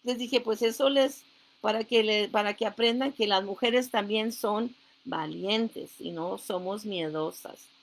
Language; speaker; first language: Spanish; early bilingual, heritage; Spanish